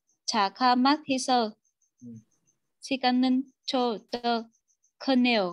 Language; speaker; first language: Korean; non-native, learner; Vietnamese